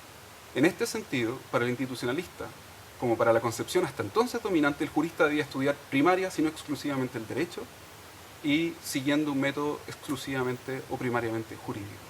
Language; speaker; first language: Spanish; native; Spanish